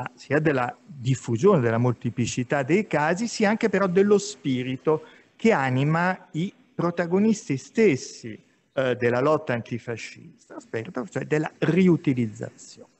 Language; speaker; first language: Italian; native; Italian